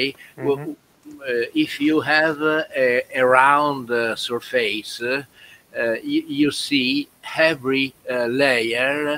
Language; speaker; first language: English; non-native, learner; Italian